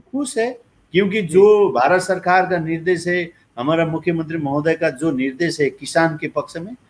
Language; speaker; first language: Hindi; non-native, local second language; Nepali